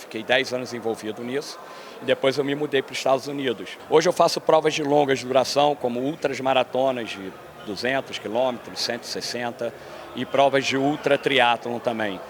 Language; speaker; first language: Portuguese; native; Portuguese